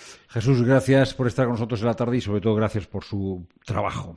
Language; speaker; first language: Spanish; native; Spanish